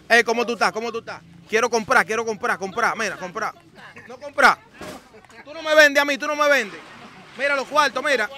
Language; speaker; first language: Spanish; native; Spanish